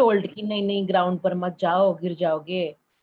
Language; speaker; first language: Hindi; native; Hindi